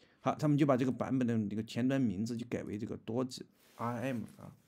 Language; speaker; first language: Chinese; native; Chinese